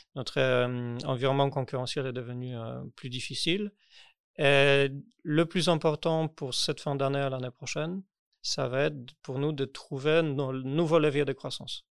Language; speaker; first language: French; non-native, fluent; Polish